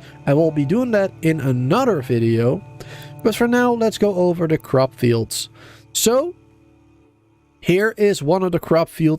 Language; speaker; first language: English; native; English